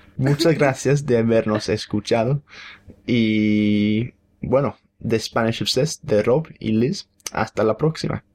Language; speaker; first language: Spanish; non-native, fluent; English